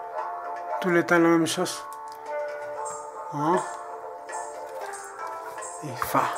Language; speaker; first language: French; non-native, learner; Spanish